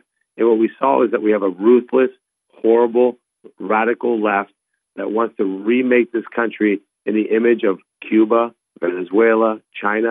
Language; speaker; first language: English; non-native, fluent; Spanish